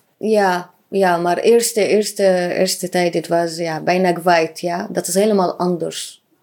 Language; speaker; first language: Dutch; non-native, learner; Arabic